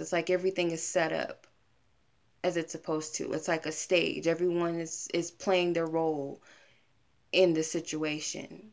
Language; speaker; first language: English; native; English